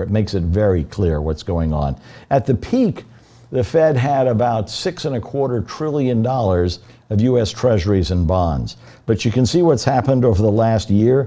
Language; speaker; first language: English; native; English